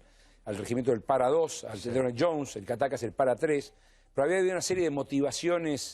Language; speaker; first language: Spanish; native; Spanish